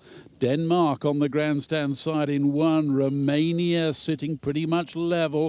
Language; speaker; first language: English; native; English